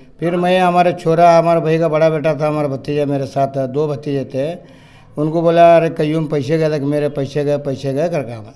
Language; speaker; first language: Hindi; non-native, local second language; Urdu